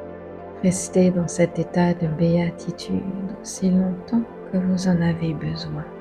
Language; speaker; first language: French; native; French